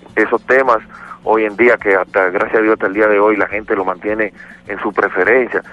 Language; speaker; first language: Spanish; native; Spanish